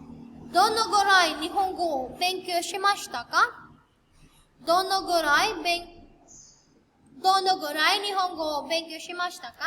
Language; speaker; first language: Japanese; non-native, fluent; Filipino